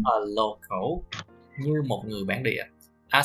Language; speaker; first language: Vietnamese; native; Vietnamese